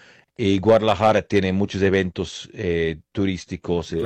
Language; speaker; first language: Spanish; non-native, fluent; English